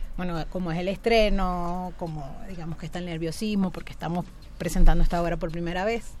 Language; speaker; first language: Spanish; native; Spanish